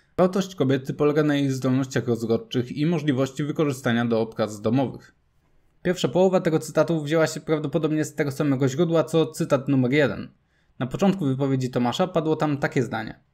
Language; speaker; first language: Polish; native; Polish